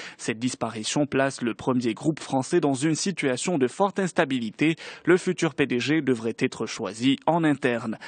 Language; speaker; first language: French; non-native, local second language; Arabic